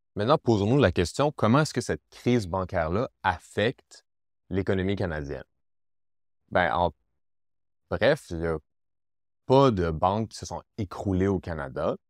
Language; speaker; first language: French; native; French